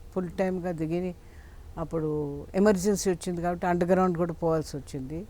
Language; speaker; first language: Telugu; non-native, local second language; Tamil